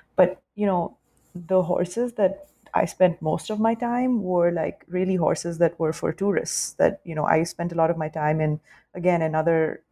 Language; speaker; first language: English; non-native, local second language; Urdu